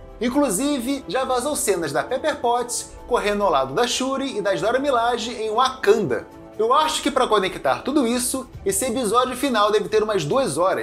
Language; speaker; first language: Portuguese; native; Portuguese